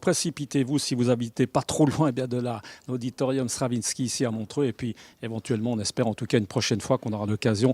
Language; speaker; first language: French; native; French